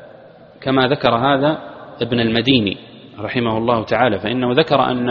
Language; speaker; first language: Arabic; native; Arabic